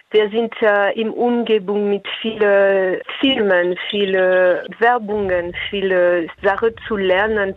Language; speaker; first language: German; non-native, fluent; French